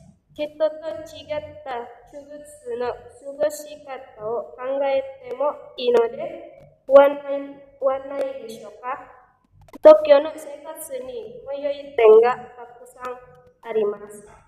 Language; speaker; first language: Japanese; non-native, learner; Indonesian